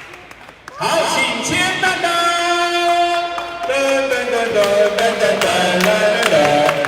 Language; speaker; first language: Chinese; native; Chinese